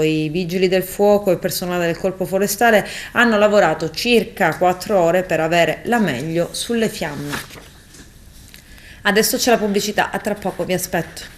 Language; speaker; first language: Italian; native; Italian